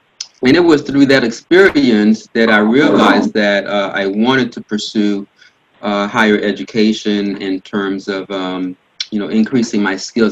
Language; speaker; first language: English; native; English